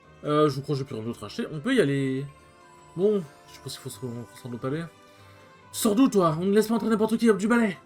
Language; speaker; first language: French; native; French